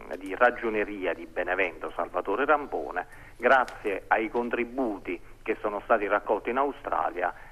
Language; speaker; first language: Italian; native; Italian